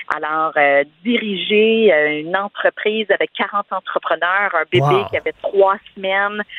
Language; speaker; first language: French; non-native, fluent; English